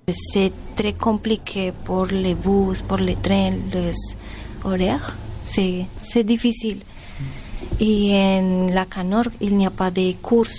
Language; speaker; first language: French; non-native, learner; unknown